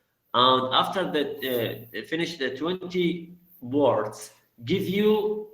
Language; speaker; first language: English; non-native, learner; Arabic